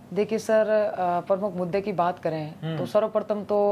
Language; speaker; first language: Hindi; native; Hindi